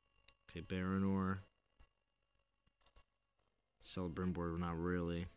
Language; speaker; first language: English; native; English